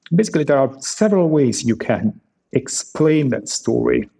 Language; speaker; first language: English; non-native, fluent; Italian